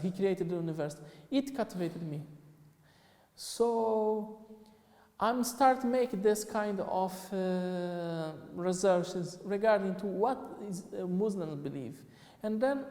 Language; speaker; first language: English; non-native, fluent; Portuguese